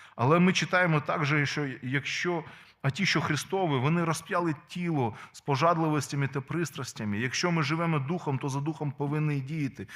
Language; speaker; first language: Ukrainian; non-native, local second language; Russian